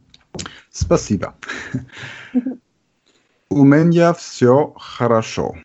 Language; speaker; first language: Russian; non-native, learner; German